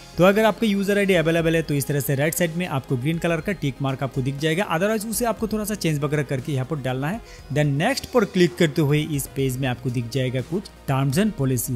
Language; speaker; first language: Hindi; non-native, local second language; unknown